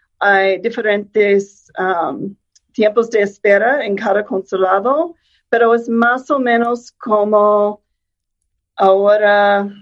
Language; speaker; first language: Spanish; non-native, fluent; English